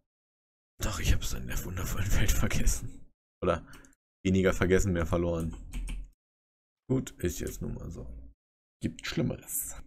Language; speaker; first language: German; native; German